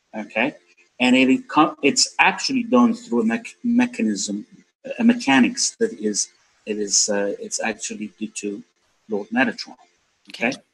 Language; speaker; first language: English; non-native, fluent; Persian